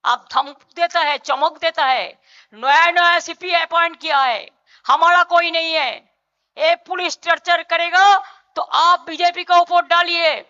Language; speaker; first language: Hindi; non-native, local second language; Bangla